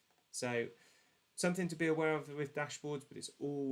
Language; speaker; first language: English; native; English